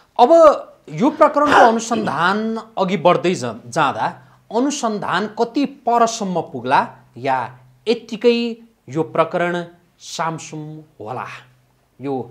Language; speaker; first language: Nepali; native; Nepali